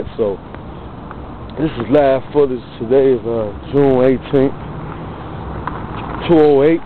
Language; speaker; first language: English; native; English